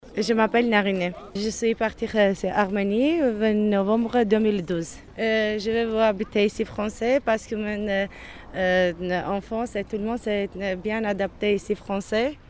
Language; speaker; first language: French; non-native, learner; Armenian